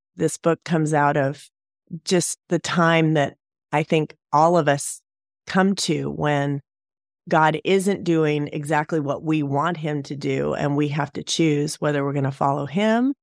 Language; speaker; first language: English; native; English